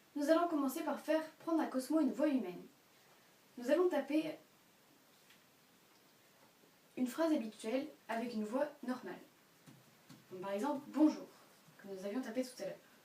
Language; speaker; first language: French; native; French